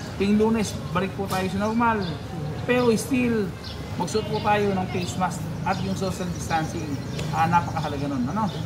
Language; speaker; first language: Filipino; native; Filipino